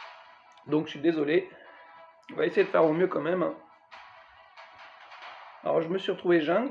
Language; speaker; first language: French; native; French